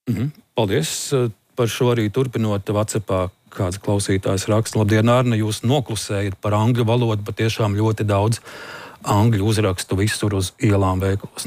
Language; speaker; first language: Latvian; native; Latvian